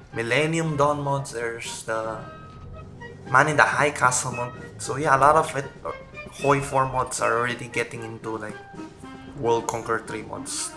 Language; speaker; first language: English; non-native, local second language; Filipino